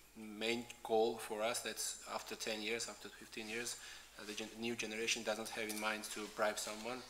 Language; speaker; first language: English; non-native, fluent; Georgian